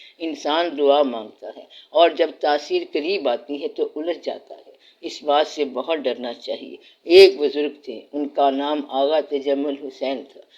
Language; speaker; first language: Urdu; non-native, local second language; Punjabi